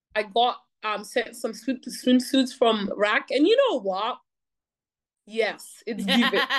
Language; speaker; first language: English; native; English